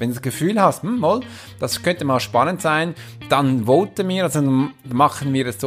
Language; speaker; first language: German; native; German